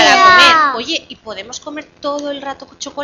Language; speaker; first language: Spanish; native; Spanish